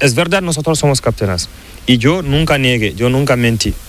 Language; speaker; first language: Spanish; non-native, learner; Fula